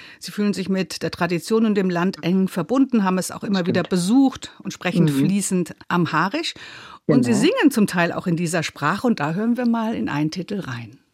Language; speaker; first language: German; native; German